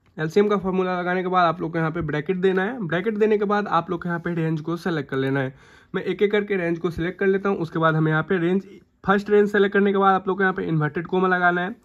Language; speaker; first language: Hindi; native; Hindi